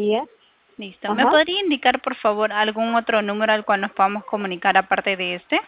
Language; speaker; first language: Spanish; native; Spanish